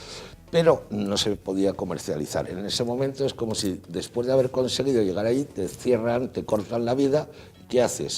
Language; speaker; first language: Spanish; native; Spanish